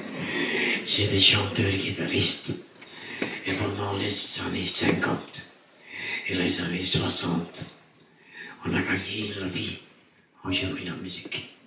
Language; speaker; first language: French; non-native, fluent; Dutch